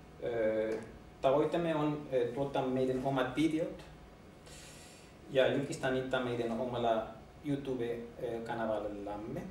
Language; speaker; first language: Finnish; non-native, learner; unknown